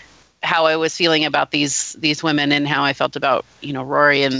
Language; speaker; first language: English; native; English